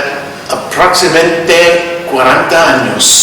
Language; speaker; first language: Spanish; non-native, learner; English